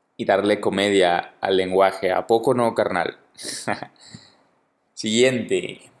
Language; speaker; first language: Spanish; native; Spanish